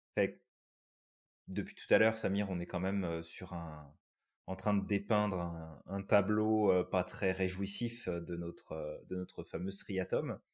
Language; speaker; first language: French; native; French